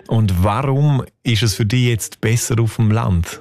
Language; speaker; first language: German; native; German